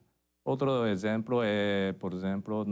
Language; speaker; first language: Portuguese; non-native, fluent; Japanese